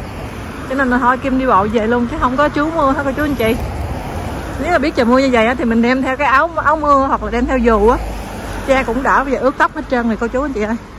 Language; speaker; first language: Vietnamese; native; Vietnamese